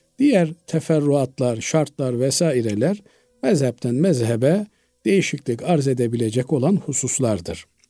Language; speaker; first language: Turkish; native; Turkish